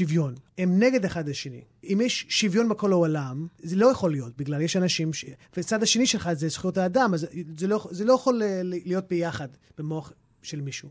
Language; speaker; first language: Hebrew; early bilingual, heritage; English